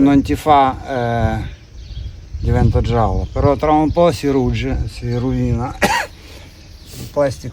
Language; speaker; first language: Italian; non-native, learner; Russian